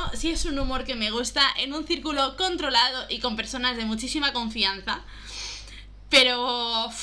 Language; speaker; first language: Spanish; native; Spanish